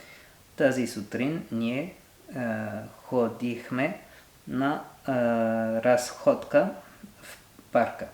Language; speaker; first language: Bulgarian; non-native, learner; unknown